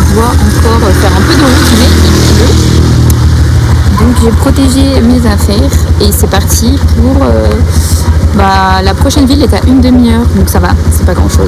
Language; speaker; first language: French; native; French